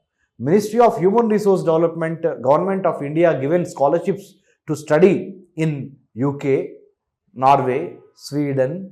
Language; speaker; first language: English; non-native, local second language; Telugu